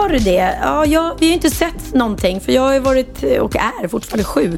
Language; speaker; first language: Swedish; native; Swedish